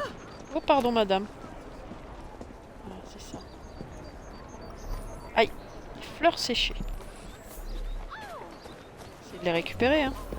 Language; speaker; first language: French; native; French